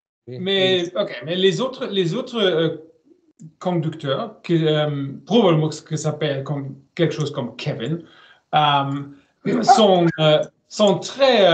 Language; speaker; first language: French; non-native, learner; German